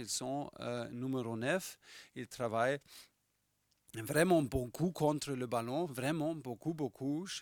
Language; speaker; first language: French; non-native, fluent; German